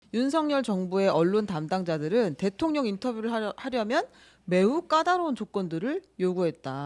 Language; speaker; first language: Korean; native; Korean